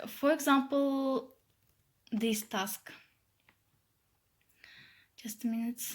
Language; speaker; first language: English; non-native, learner; Kazakh